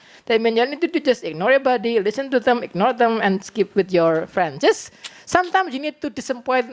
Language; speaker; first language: English; non-native, learner; Indonesian